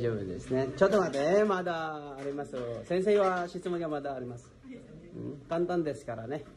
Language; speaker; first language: Japanese; non-native, fluent; Filipino